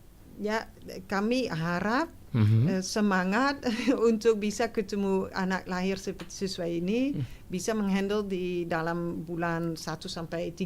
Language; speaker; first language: Indonesian; non-native, fluent; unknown